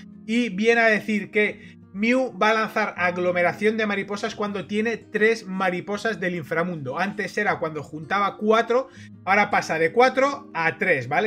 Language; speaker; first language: Spanish; native; Spanish